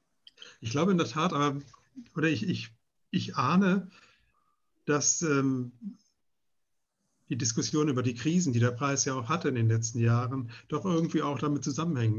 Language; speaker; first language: German; native; German